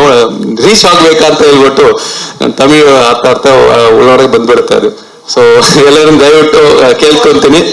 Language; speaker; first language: Kannada; non-native, learner; Tamil